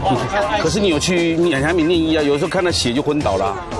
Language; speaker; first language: Chinese; native; Chinese